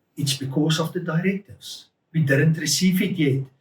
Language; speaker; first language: English; non-native, local second language; Afrikaans